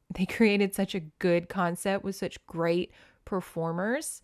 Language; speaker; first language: English; native; English